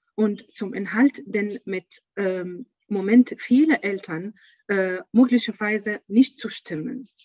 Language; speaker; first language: German; non-native, learner; Arabic